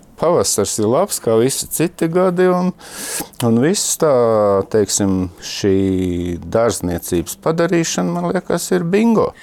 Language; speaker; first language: Latvian; native; Latvian